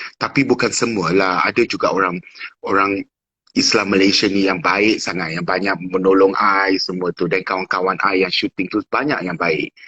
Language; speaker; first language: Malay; non-native, fluent; English